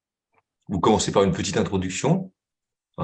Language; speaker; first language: French; native; French